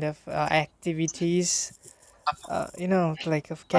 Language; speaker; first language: English; non-native, fluent; Bangla